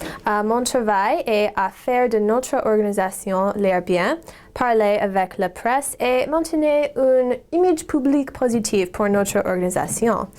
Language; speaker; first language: French; non-native, learner; English